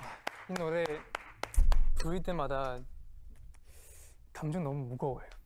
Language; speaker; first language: Korean; non-native, fluent; Chinese